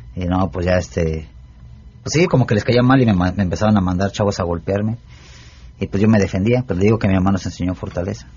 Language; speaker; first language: Spanish; native; Spanish